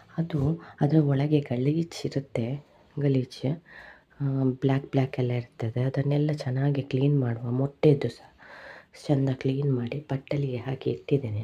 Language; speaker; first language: Kannada; non-native, local second language; Tulu